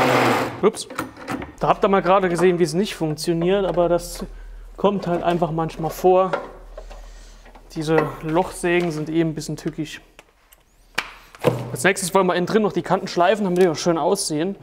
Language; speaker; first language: German; native; German